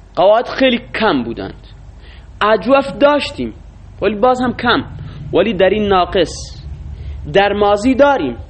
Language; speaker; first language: Persian; non-native, local second language; Baluchi